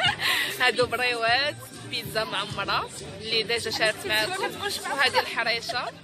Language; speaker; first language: Arabic; native; Arabic